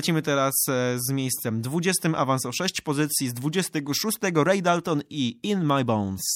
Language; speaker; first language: Polish; native; Polish